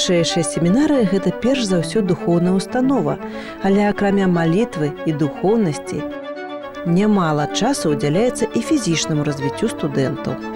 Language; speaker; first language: Belarusian; native; Belarusian